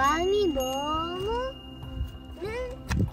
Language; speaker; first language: Korean; early bilingual, other home language; Tibetan